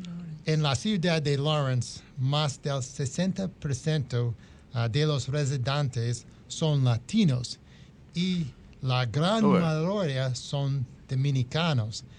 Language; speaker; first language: Spanish; non-native, learner; English